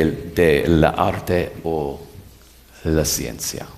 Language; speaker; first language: Spanish; non-native, learner; English